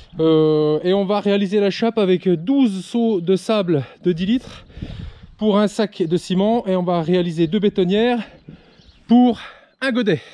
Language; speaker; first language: French; native; French